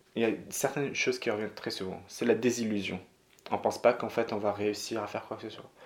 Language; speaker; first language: French; non-native, local second language; Arabic